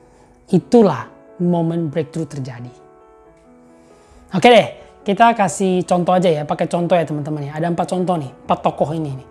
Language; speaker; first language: Indonesian; native; Indonesian